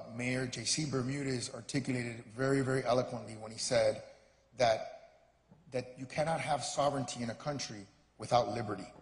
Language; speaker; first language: English; early bilingual, other home language; Spanish